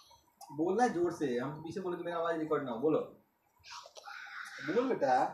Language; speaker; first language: Hindi; native; Hindi